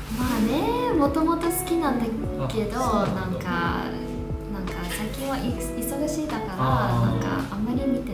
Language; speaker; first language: Japanese; non-native, learner; English